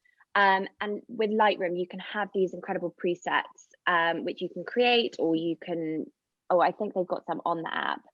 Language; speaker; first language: English; native; English